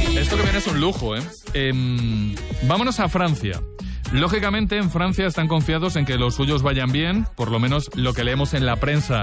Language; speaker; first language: Spanish; native; Spanish